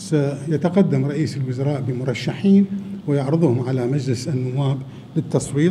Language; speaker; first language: Arabic; native; Arabic